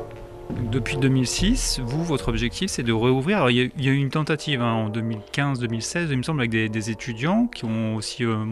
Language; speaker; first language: French; native; French